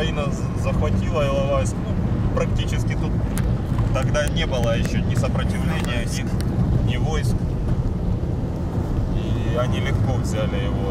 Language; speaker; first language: Russian; native; Russian